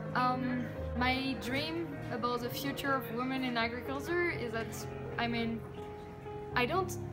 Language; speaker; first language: English; non-native, fluent; French